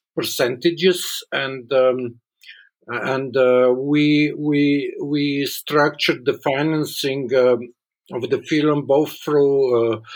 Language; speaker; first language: English; non-native, fluent; Slovenian